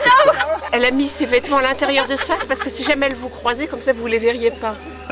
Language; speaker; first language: French; native; French